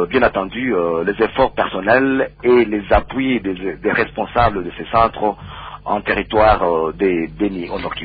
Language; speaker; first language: French; non-native, local second language; Swahili